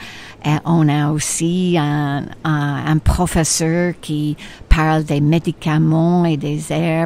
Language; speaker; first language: French; non-native, fluent; English